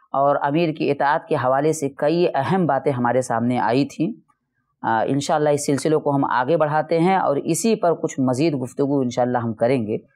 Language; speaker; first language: Urdu; native; Urdu